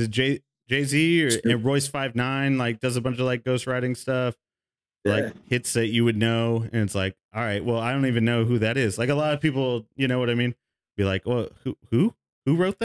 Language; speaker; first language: English; native; English